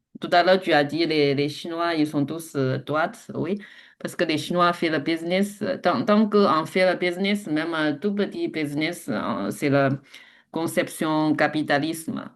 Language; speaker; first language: French; non-native, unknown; Chinese